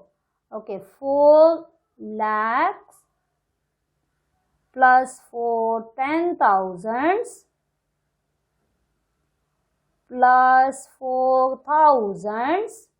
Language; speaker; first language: English; non-native, local second language; Hindi